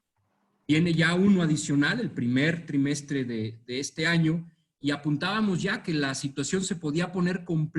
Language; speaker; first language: Spanish; native; Spanish